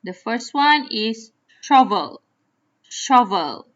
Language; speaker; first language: English; non-native, local second language; Malay